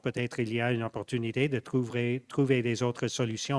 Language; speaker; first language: French; non-native, local second language; English